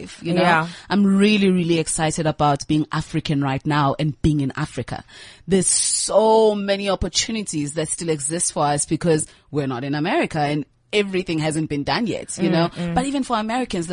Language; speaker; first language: English; non-native, local second language; Zulu